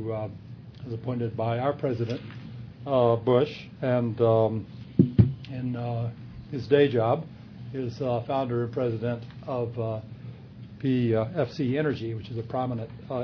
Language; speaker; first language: English; native; English